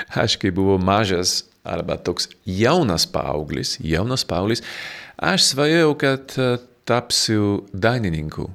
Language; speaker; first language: Lithuanian; non-native, fluent; Slovak